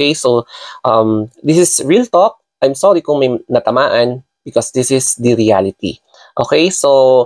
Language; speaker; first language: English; non-native, local second language; Filipino